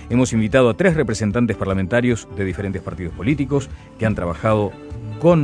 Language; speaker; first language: Spanish; native; Spanish